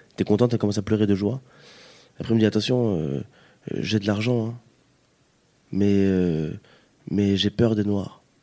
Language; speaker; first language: French; native; French